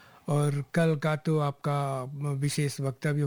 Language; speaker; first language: Hindi; native; Hindi